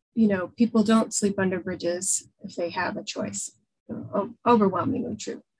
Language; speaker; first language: English; native; English